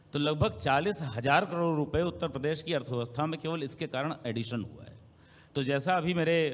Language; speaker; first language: Hindi; native; Hindi